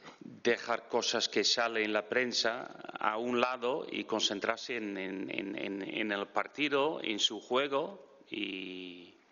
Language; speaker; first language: Spanish; non-native, fluent; Dutch